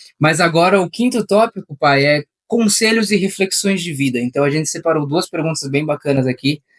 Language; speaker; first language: Portuguese; early bilingual, other home language; Spanish